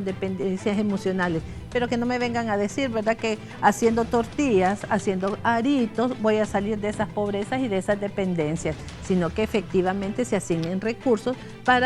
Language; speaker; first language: Spanish; native; Spanish